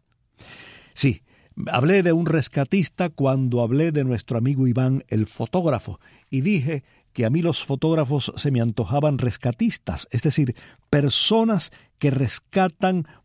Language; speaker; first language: Spanish; native; Spanish